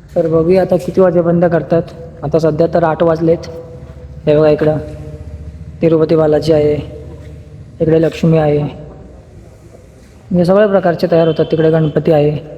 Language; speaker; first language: Marathi; non-native, local second language; Kannada